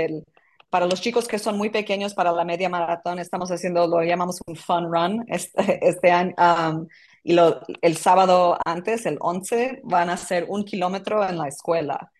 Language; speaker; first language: Spanish; non-native, fluent; English